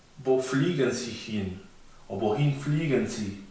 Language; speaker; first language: German; non-native, fluent; Spanish